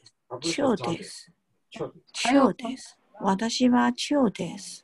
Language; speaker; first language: Japanese; non-native, learner; Chinese